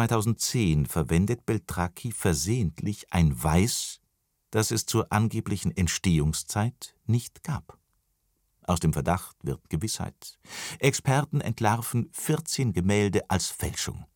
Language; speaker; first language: German; native; German